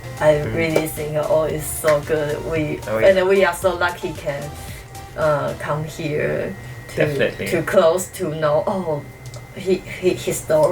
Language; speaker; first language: English; non-native, learner; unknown